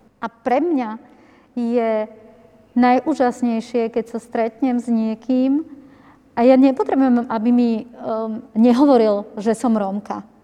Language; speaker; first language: Slovak; native; Slovak